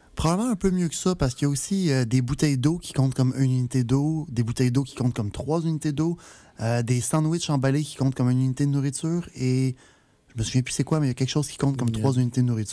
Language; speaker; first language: French; native; French